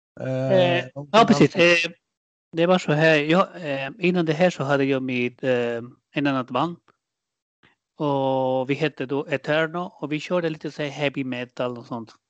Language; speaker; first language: Swedish; non-native, fluent; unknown